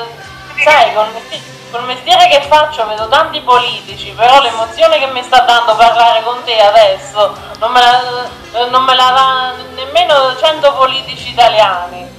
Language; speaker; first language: Italian; native; Italian